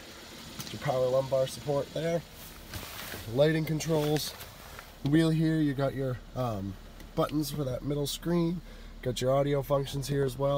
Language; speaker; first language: English; native; English